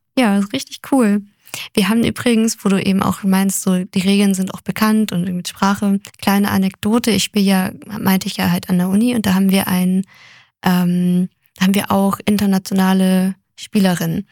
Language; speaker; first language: German; native; German